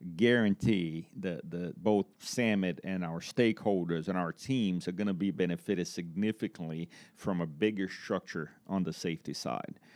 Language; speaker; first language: English; non-native, fluent; Portuguese